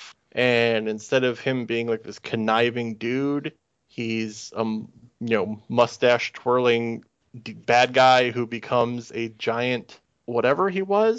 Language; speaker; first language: English; native; English